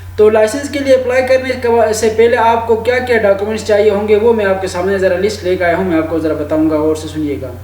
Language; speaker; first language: Urdu; non-native, local second language; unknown